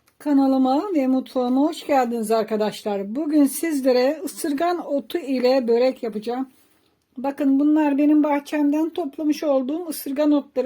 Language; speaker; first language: Turkish; native; Turkish